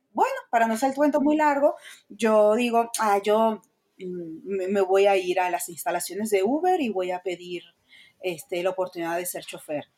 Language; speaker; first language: Spanish; native; Spanish